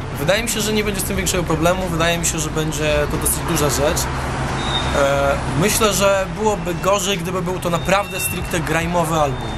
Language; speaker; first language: Polish; native; Polish